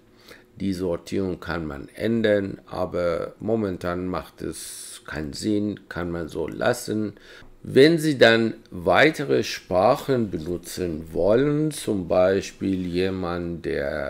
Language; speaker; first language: German; non-native, fluent; Persian